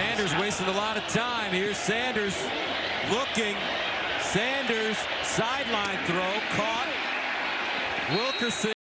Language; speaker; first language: English; native; English